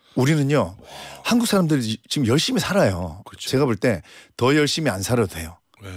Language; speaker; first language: Korean; native; Korean